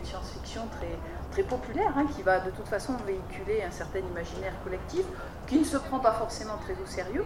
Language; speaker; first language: French; native; French